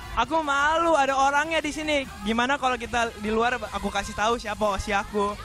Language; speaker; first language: Indonesian; native; Indonesian